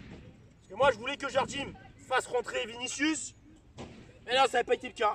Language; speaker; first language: French; native; French